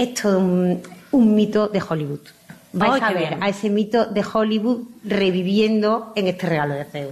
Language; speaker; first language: Spanish; native; Spanish